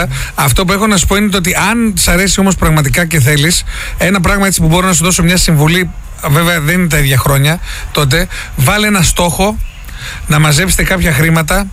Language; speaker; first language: Greek; native; Greek